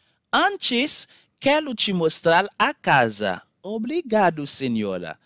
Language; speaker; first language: Portuguese; non-native, fluent; Haitian Creole